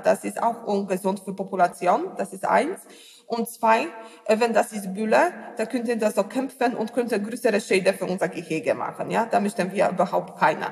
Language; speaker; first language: German; non-native, learner; Polish